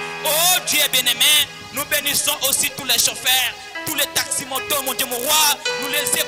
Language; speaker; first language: French; non-native, local second language; Swahili